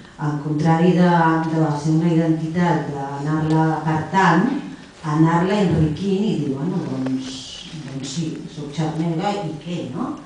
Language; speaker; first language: Catalan; non-native, local second language; Spanish